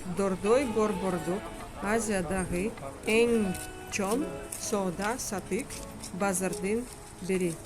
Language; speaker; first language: Kyrgyz; non-native, learner; Russian